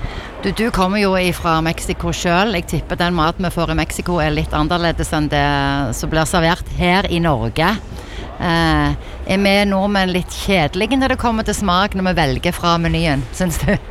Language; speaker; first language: Norwegian; native; Norwegian